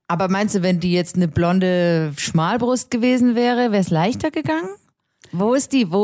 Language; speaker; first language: German; native; German